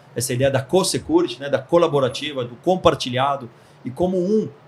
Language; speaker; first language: Portuguese; early bilingual, other home language; Hebrew